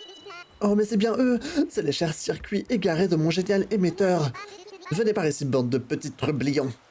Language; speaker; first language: French; native; French